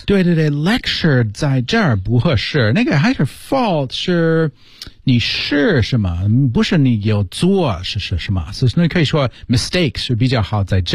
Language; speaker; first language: Chinese; non-native, fluent; English